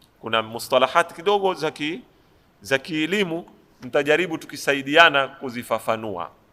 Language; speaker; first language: Swahili; native; Swahili